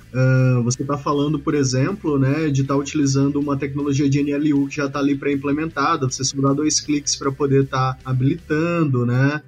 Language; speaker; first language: Portuguese; native; Portuguese